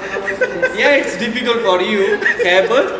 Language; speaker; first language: English; non-native, fluent; Urdu